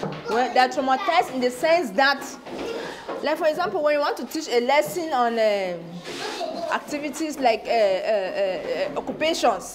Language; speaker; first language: English; native; English